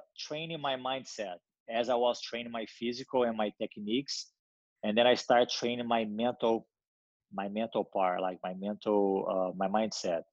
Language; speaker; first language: English; non-native, learner; Portuguese